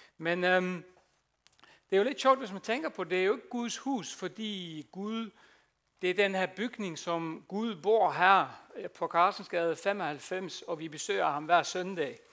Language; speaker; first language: Danish; non-native, fluent; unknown